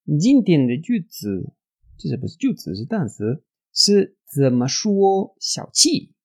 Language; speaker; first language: Chinese; non-native, fluent; Spanish